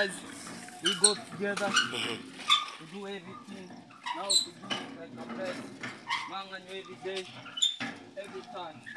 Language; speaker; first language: English; non-native, learner; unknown